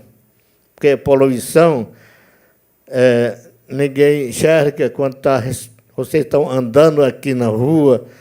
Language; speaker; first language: Portuguese; non-native, local second language; Yanomámi